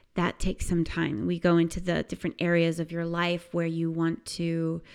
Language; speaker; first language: English; native; English